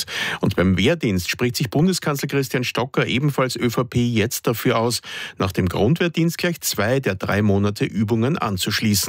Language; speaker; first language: German; native; German